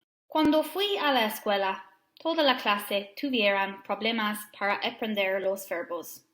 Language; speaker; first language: Spanish; non-native, learner; English